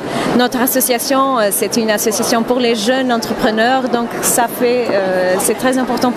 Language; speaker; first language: French; non-native, fluent; Portuguese